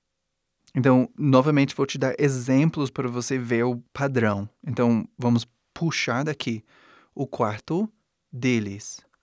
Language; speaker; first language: Portuguese; non-native, fluent; English